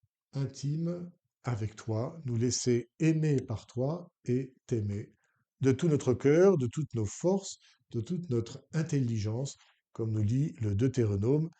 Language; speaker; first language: French; native; French